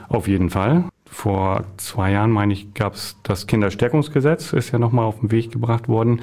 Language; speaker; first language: German; native; German